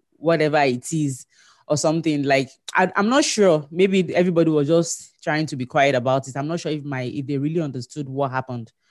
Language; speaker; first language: English; non-native, local second language; Yoruba